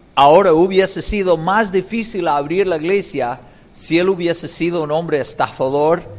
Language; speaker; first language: Spanish; non-native, fluent; English